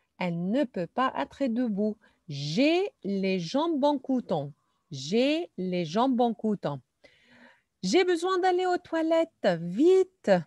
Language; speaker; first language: French; non-native, fluent; Arabic